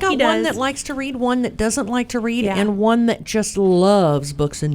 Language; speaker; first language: English; native; English